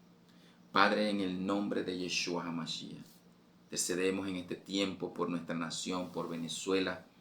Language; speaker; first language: Spanish; native; Spanish